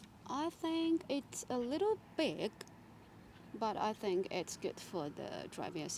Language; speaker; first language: English; non-native, fluent; Chinese